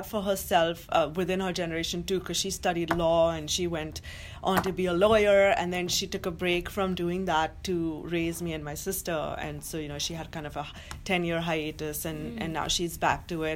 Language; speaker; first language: English; non-native, local second language; Hindi